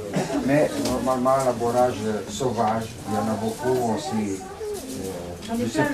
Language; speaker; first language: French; non-native, learner; Italian